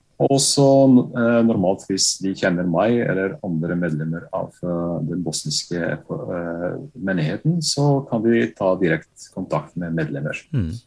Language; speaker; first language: Norwegian; non-native, fluent; Bosnian